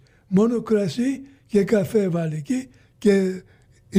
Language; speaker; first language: Greek; early bilingual, other home language; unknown